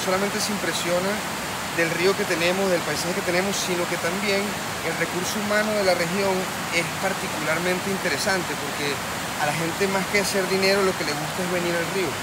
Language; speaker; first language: Spanish; native; Spanish